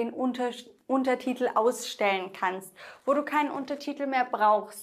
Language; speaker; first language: German; native; German